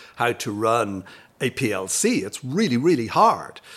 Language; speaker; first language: English; native; English